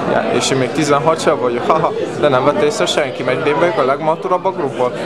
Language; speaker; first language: Hungarian; early bilingual, heritage; Hungarian